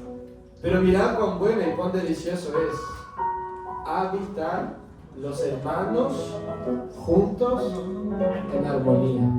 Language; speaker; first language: Spanish; native; Spanish